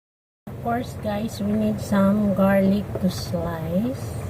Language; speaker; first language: English; non-native, local second language; Filipino